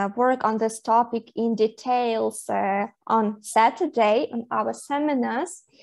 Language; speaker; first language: English; non-native, fluent; Ukrainian